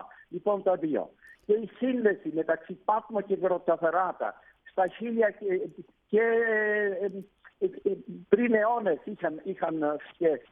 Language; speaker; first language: Greek; non-native, fluent; Italian